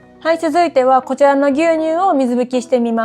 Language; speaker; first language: Japanese; native; Japanese